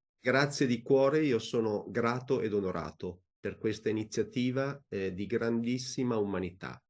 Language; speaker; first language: Italian; native; Italian